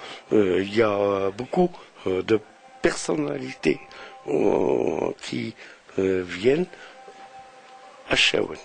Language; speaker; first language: French; non-native, local second language; Arabic